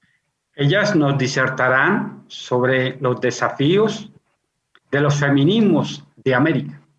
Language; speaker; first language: Spanish; native; Spanish